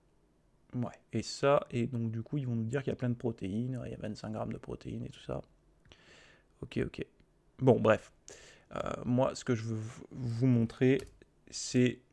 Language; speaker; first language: French; native; French